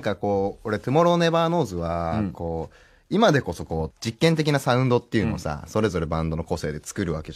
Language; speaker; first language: Japanese; native; Japanese